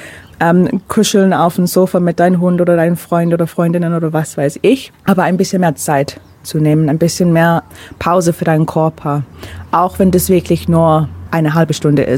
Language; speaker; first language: German; non-native, fluent; English